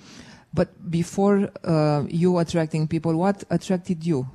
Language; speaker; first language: English; non-native, fluent; Romanian